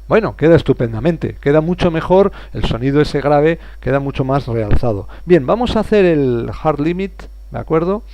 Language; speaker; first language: Spanish; native; Spanish